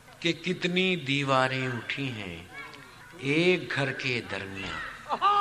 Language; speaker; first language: Urdu; native; Urdu